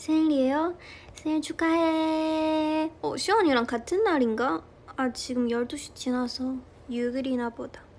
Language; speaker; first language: Korean; non-native, fluent; Chinese